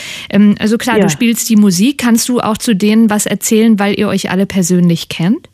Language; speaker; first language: German; native; German